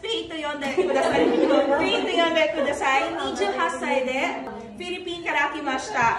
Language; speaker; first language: Japanese; non-native, learner; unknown